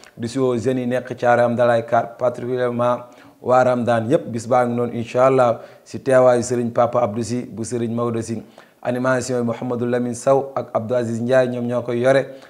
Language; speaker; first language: Wolof; native; Wolof